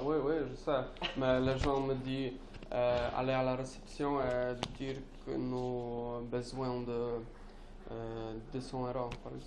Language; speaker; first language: French; non-native, learner; Polish